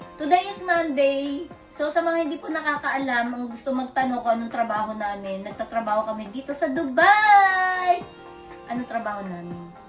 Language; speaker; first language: Filipino; native; Filipino